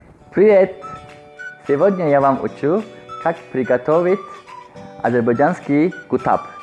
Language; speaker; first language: Russian; non-native, learner; Azerbaijani